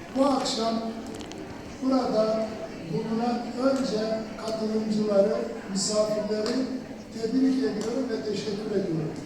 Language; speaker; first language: Turkish; native; Turkish